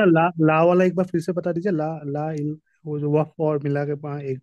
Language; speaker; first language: Urdu; native; Urdu